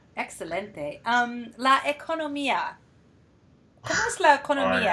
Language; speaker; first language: Spanish; non-native, fluent; English